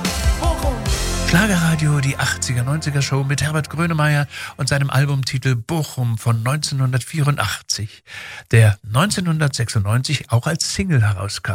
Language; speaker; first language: German; native; German